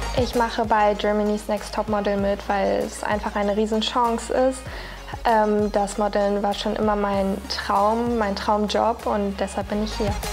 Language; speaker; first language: German; native; German